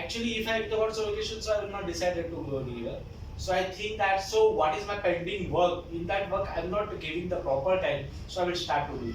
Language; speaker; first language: English; non-native, local second language; Marathi